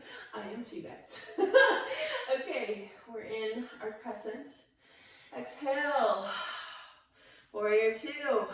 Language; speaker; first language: English; native; English